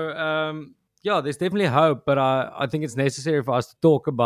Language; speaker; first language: English; non-native, local second language; Afrikaans